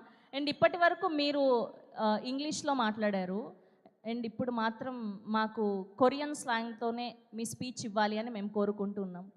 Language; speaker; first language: Telugu; native; Telugu